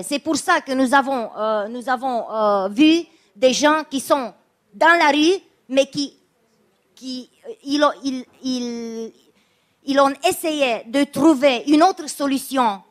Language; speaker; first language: French; non-native, fluent; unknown